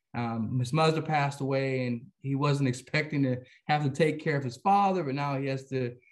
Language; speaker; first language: English; native; English